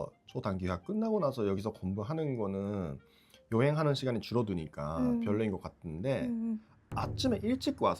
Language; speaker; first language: Korean; non-native, fluent; Japanese